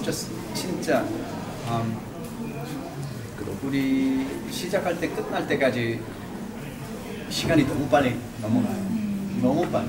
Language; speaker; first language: Korean; early bilingual, heritage; English